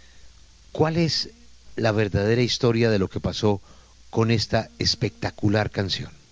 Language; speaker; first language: Spanish; native; Spanish